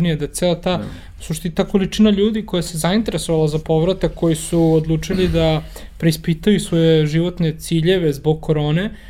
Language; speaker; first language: Serbian; native; Serbian